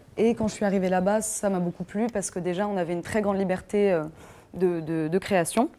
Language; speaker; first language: French; native; French